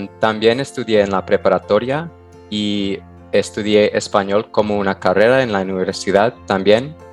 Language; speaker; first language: Spanish; non-native, fluent; English